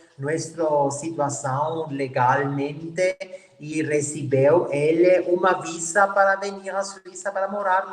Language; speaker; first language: Portuguese; non-native, learner; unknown